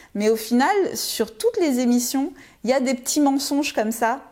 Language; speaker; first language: French; native; French